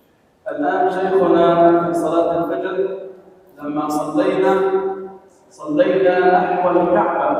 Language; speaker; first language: Arabic; native; Arabic